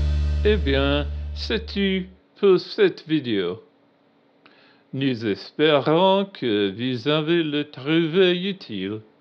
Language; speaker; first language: French; non-native, learner; English